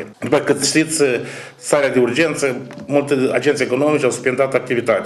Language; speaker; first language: Romanian; native; Romanian